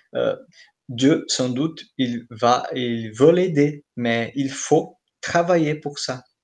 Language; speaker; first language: French; non-native, fluent; Portuguese